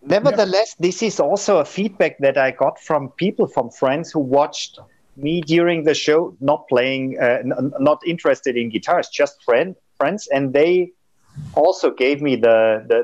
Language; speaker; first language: English; non-native, fluent; German